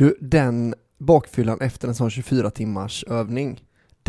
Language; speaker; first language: Swedish; native; Swedish